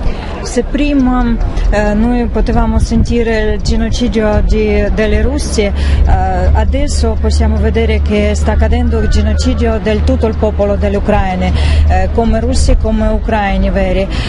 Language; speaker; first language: Italian; non-native, learner; Russian